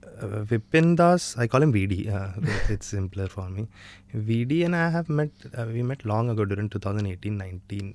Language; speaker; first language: English; early bilingual, other home language; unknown